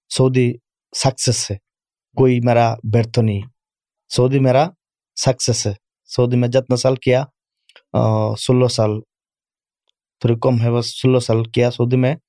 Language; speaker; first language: Urdu; non-native, learner; Bangla